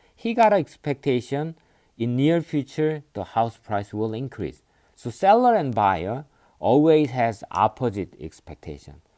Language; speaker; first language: English; non-native, fluent; Korean